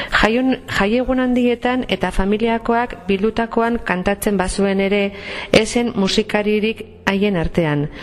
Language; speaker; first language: Basque; non-native, local second language; Spanish